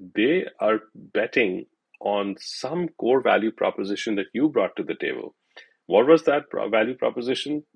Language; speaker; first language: English; non-native, local second language; Hindi